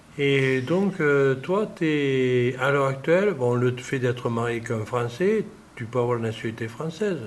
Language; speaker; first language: French; native; French